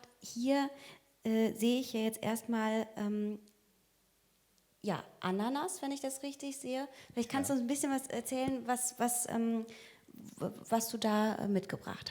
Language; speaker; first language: German; native; German